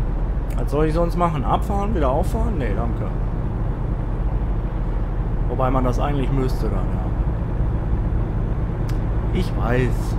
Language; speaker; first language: German; native; German